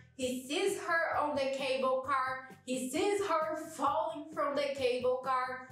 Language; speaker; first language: English; non-native, fluent; Portuguese